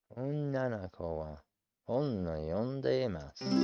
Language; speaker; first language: Japanese; non-native, learner; English